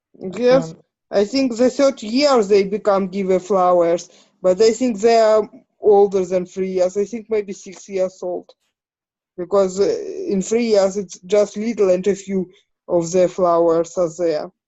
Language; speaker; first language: English; non-native, learner; Ukrainian